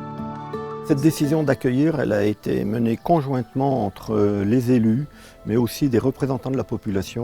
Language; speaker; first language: French; native; French